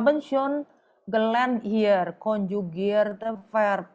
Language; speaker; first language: German; non-native, fluent; Indonesian